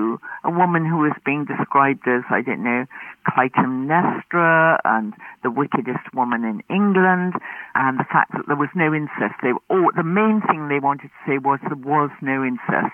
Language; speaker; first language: English; native; English